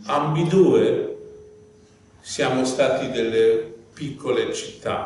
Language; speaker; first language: Italian; non-native, fluent; Polish